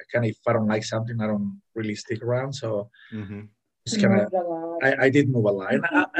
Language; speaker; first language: English; non-native, fluent; Spanish